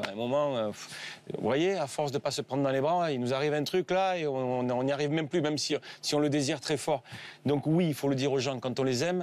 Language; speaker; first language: French; native; French